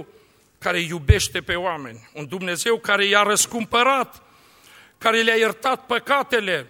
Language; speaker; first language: Romanian; native; Romanian